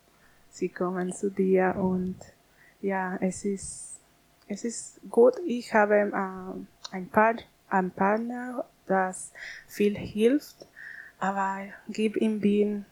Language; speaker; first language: German; non-native, learner; Spanish